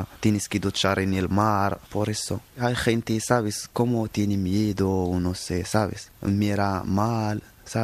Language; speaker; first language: Spanish; non-native, learner; Arabic